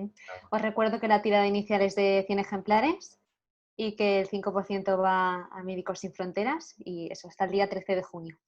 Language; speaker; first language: Spanish; native; Spanish